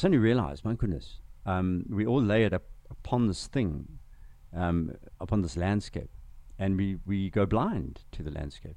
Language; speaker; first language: English; non-native, local second language; Zulu